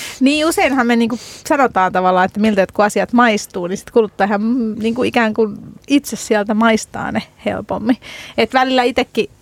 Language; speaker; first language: Finnish; non-native, fluent; Hungarian